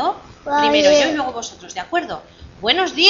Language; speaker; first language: Spanish; native; Spanish